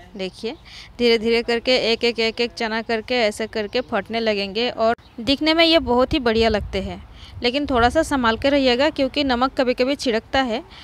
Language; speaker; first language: Hindi; non-native, local second language; Marathi